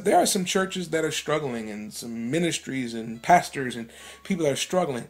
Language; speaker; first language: English; native; English